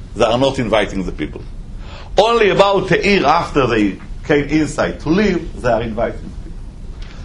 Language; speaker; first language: English; non-native, fluent; Hebrew